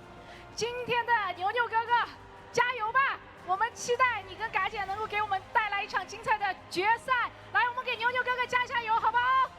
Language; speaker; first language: Chinese; native; Chinese